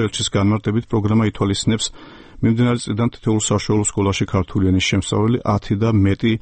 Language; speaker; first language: Georgian; native; Georgian